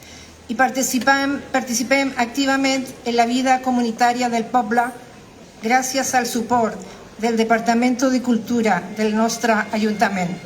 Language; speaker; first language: Catalan; non-native, fluent; Spanish